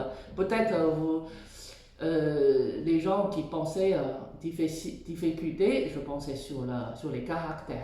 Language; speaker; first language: French; non-native, fluent; Chinese